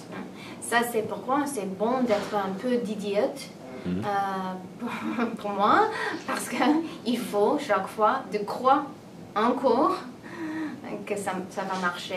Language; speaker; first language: French; non-native, learner; English